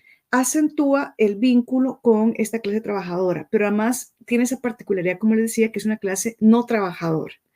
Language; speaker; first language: Spanish; native; Spanish